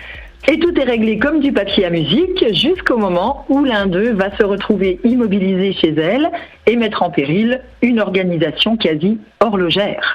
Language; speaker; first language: French; native; French